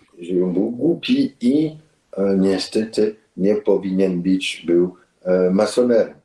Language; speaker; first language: Polish; early bilingual, heritage; Polish